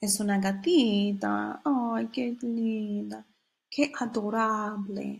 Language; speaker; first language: Spanish; non-native, fluent; English